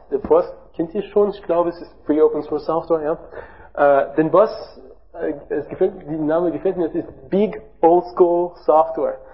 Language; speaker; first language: German; non-native, learner; French